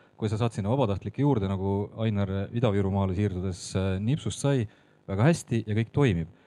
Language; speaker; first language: Estonian; native; Estonian